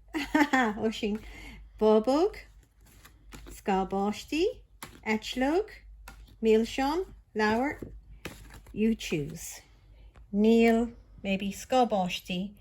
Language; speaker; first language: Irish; non-native, local second language; English